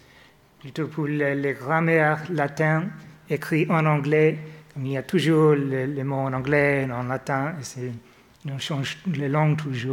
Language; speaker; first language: French; non-native, fluent; English